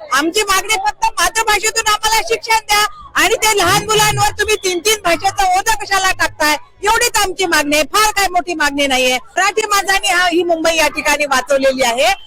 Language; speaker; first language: Marathi; native; Marathi